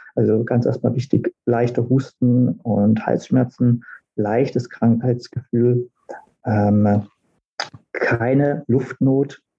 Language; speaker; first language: German; native; German